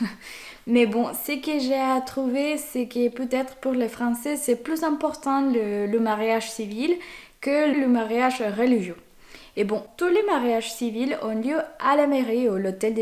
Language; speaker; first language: French; non-native, fluent; Spanish